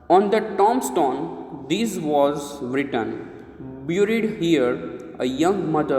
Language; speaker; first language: English; non-native, local second language; Gujarati